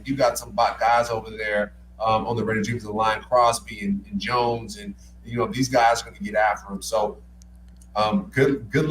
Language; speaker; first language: English; native; English